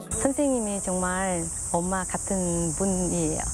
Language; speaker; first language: Korean; non-native, fluent; Vietnamese